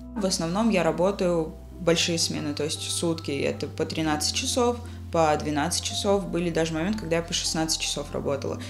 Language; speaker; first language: Russian; native; Russian